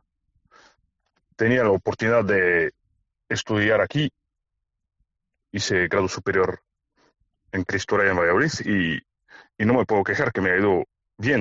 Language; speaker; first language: Spanish; non-native, fluent; Bulgarian